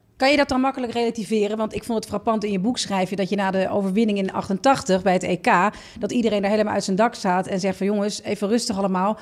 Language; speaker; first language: Dutch; native; Dutch